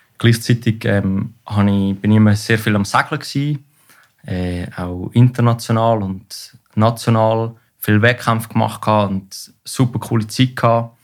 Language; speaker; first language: German; native; German